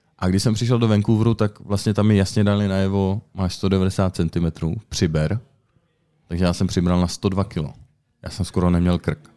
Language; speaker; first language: Czech; native; Czech